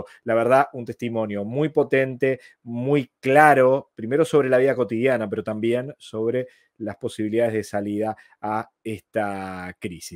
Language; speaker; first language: Spanish; native; Spanish